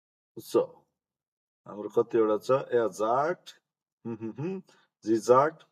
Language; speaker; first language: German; non-native, fluent; Nepali